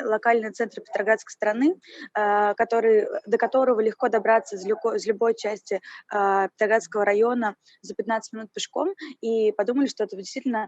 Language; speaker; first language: Russian; native; Russian